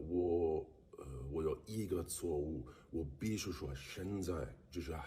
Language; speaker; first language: Chinese; non-native, learner; English